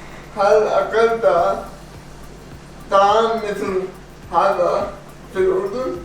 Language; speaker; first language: Arabic; non-native, learner; Urdu